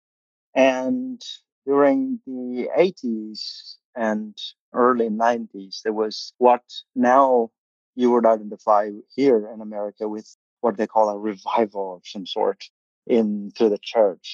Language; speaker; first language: English; non-native, local second language; Malayalam